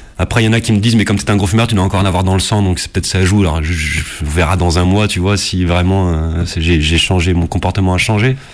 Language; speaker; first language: French; native; French